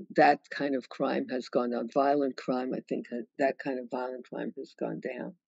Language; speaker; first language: English; native; English